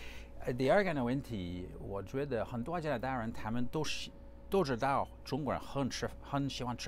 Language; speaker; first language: Chinese; non-native, learner; English